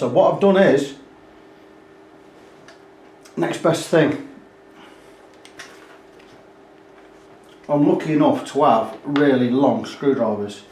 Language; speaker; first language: English; native; English